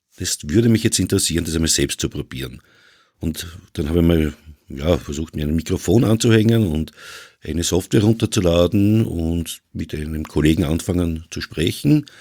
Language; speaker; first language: German; native; German